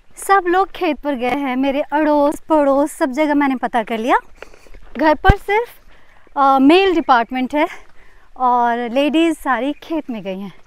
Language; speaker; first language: Hindi; native; Hindi